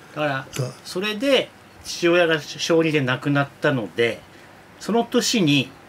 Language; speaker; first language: Japanese; native; Japanese